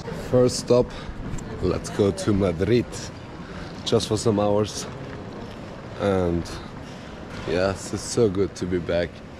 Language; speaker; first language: English; non-native, fluent; German